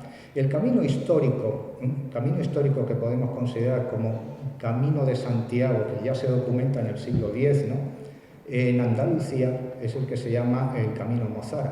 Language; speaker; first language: Spanish; native; Spanish